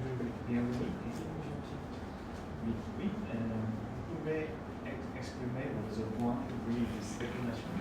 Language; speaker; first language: French; non-native, learner; Khmer